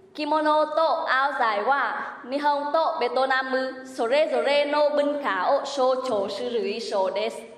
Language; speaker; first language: Japanese; non-native, fluent; Vietnamese